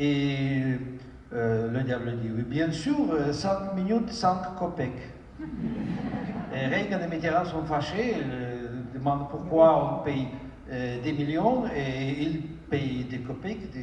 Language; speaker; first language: French; non-native, fluent; Ukrainian